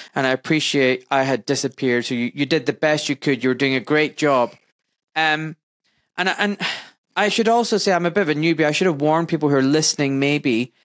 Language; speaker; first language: English; native; English